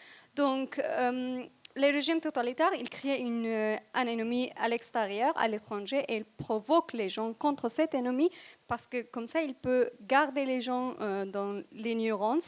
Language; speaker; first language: French; non-native, fluent; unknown